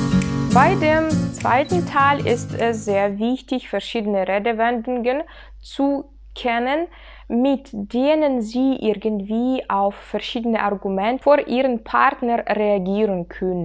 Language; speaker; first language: German; non-native, fluent; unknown